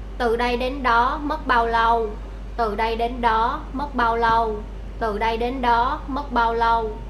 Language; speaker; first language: Vietnamese; native; Vietnamese